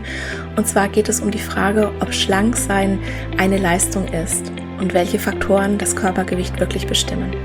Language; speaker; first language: German; native; German